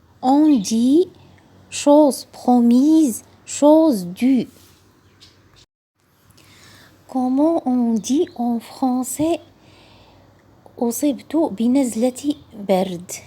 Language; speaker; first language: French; non-native, local second language; Arabic